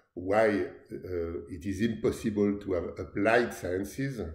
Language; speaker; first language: English; non-native, fluent; French